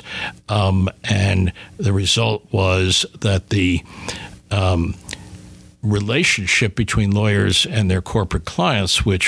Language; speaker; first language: English; native; English